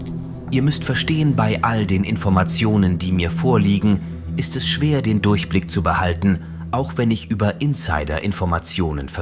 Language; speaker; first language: German; native; German